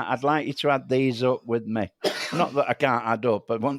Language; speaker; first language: English; native; English